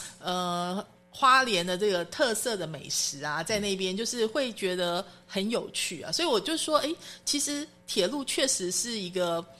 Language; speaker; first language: Chinese; native; Chinese